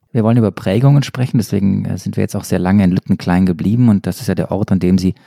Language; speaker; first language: German; native; German